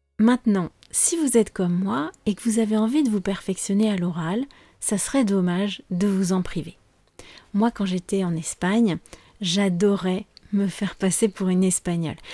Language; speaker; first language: French; native; French